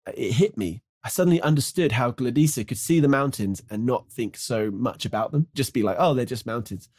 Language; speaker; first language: English; native; English